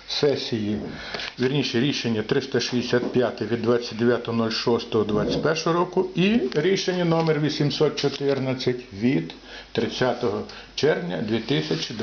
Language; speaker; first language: Ukrainian; native; Ukrainian